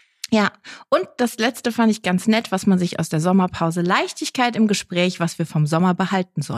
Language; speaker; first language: German; native; German